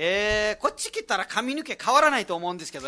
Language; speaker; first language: Japanese; non-native, fluent; Nepali